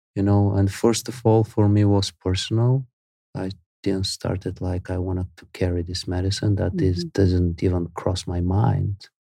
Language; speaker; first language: English; non-native, fluent; Spanish